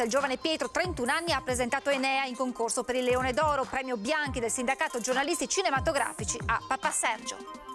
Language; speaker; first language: Italian; native; Italian